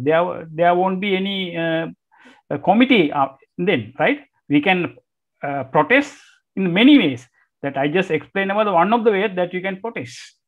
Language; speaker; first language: English; non-native, local second language; Sinhala